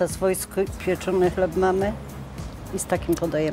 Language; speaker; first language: Polish; native; Polish